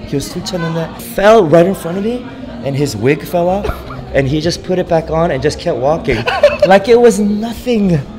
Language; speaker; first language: English; early bilingual, other home language; Korean